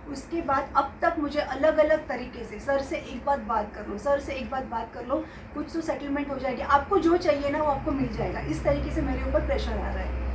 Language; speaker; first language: Hindi; non-native, local second language; Marathi